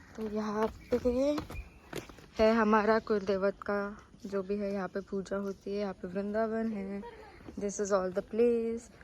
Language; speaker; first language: Hindi; non-native, local second language; Marathi